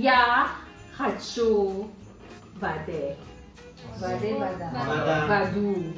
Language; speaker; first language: Russian; non-native, learner; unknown